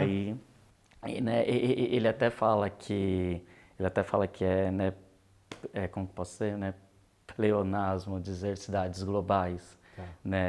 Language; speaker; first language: Portuguese; native; Portuguese